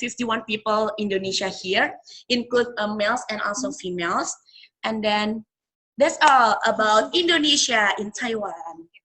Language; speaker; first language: English; non-native, learner; Indonesian